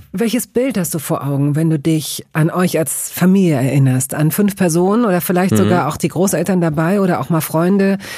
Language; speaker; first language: German; native; German